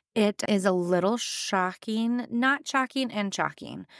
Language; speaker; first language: English; native; English